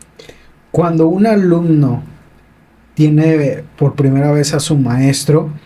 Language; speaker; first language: Spanish; native; Spanish